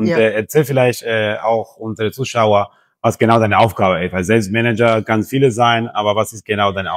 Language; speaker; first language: German; non-native, fluent; Spanish